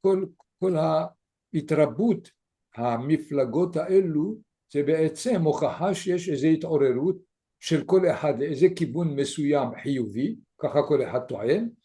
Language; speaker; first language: Hebrew; non-native, fluent; French